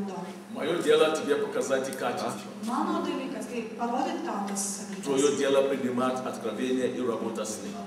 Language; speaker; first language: Russian; non-native, fluent; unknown